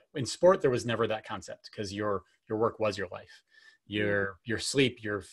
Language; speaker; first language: English; native; English